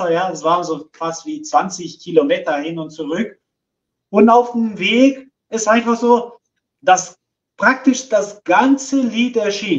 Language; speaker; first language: German; non-native, fluent; Portuguese